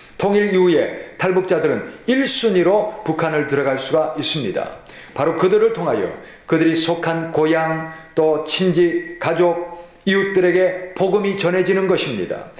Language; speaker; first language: Korean; native; Korean